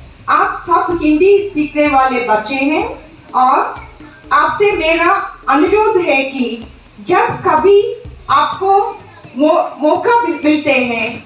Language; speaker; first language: Hindi; non-native, local second language; Malayalam